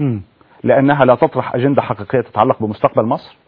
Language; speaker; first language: Arabic; native; Arabic